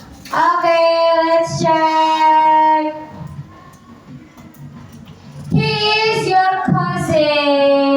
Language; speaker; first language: English; non-native, learner; Indonesian